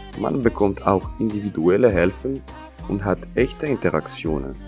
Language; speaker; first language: German; non-native, learner; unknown